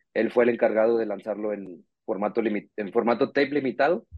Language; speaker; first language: Spanish; native; Spanish